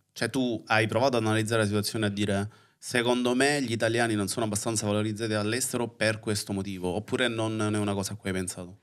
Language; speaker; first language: Italian; native; Italian